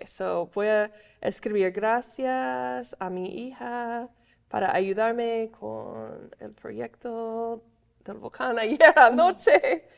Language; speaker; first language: Spanish; non-native, fluent; English